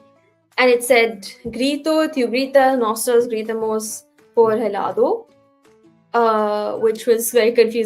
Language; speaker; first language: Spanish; non-native, learner; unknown